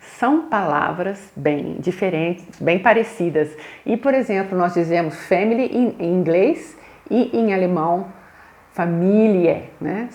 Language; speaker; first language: Portuguese; native; Portuguese